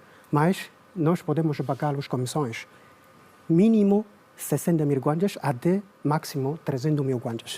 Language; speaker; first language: Portuguese; non-native, learner; Chinese